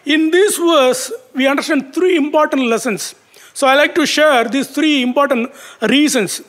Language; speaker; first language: English; non-native, local second language; Tamil